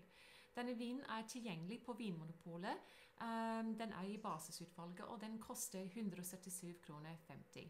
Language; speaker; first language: Norwegian; non-native, fluent; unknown